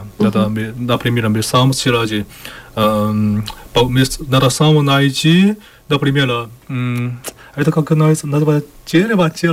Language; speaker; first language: Russian; non-native, learner; Chinese